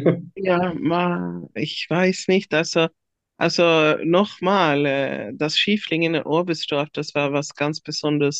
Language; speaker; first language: German; non-native, fluent; Swedish